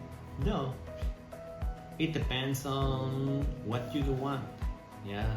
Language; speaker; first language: English; non-native, learner; Spanish